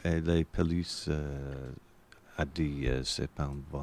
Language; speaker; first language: French; non-native, learner; English